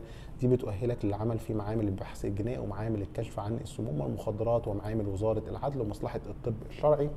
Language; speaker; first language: Arabic; native; Arabic